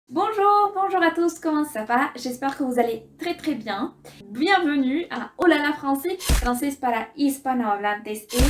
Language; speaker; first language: French; non-native, fluent; Spanish